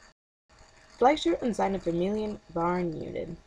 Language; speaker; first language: German; non-native, learner; English